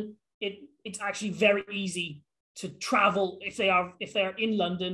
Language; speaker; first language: English; native; English